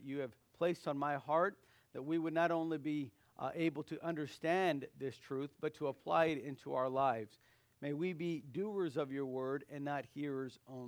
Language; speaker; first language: English; native; English